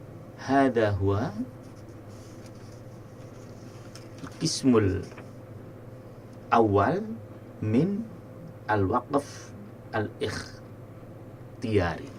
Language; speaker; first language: Arabic; non-native, fluent; Indonesian